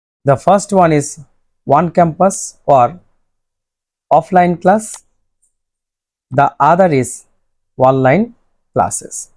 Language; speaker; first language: English; non-native, local second language; Bangla